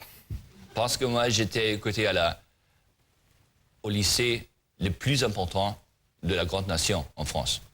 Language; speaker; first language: French; non-native, learner; German